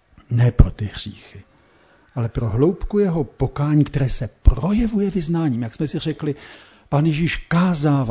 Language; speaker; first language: Czech; native; Czech